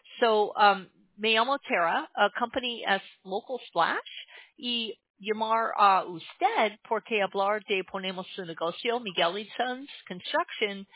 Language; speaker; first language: Spanish; non-native, learner; English